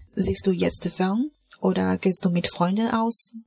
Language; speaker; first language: German; non-native, fluent; Chinese